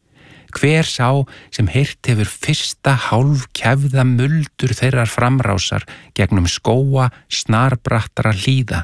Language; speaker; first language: Icelandic; native; Icelandic